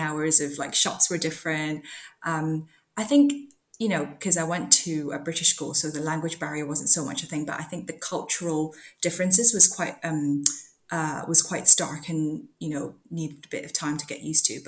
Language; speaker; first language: English; non-native, local second language; Cantonese